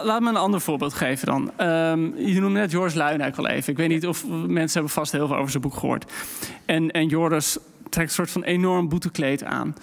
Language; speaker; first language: Dutch; native; Dutch